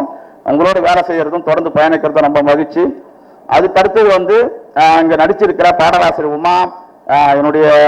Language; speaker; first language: Tamil; native; Tamil